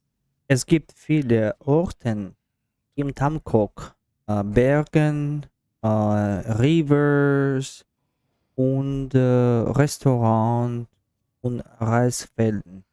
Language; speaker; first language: German; non-native, learner; Russian